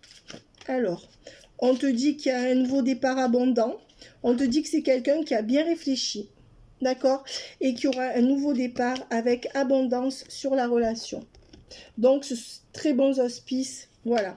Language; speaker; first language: French; native; French